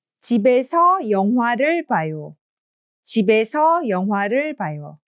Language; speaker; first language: Korean; native; Korean